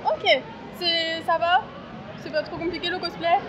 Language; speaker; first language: French; native; French